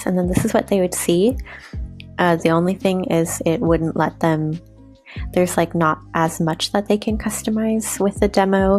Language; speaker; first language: English; native; English